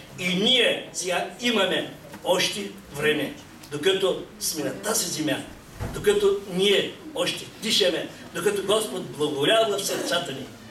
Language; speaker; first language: Bulgarian; non-native, local second language; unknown